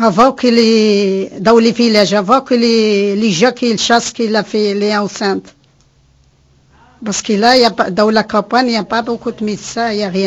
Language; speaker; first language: French; non-native, learner; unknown